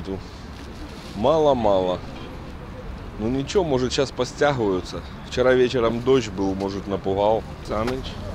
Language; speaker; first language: Russian; native; Russian